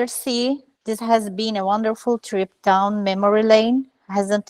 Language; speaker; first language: English; non-native, learner; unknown